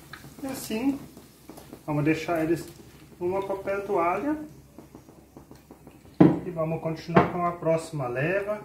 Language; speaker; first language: Portuguese; non-native, fluent; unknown